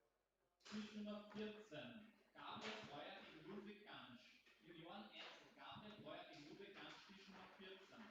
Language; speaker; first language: German; native; German